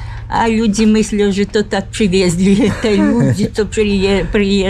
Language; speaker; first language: Polish; early bilingual, heritage; Polish